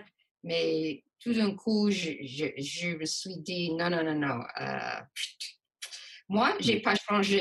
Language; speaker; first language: French; non-native, local second language; English